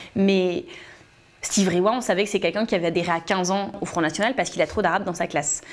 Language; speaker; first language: French; native; French